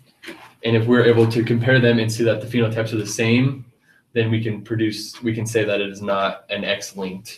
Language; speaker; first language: English; native; English